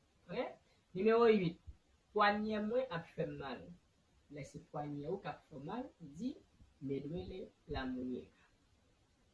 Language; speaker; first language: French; non-native, learner; Haitian Creole